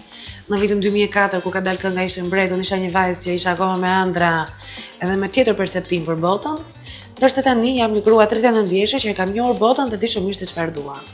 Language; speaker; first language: Albanian; native; Albanian